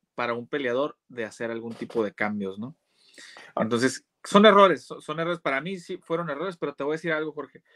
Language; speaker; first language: Spanish; native; Spanish